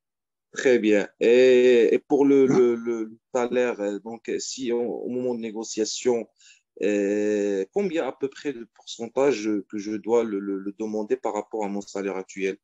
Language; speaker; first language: French; non-native, fluent; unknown